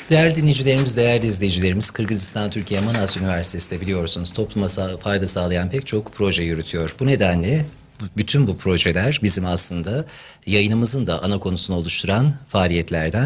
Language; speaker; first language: Turkish; native; Turkish